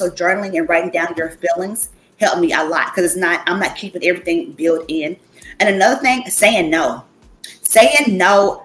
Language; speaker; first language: English; native; English